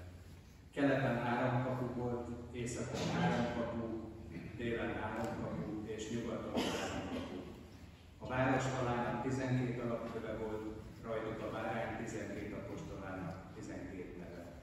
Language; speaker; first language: Hungarian; native; Hungarian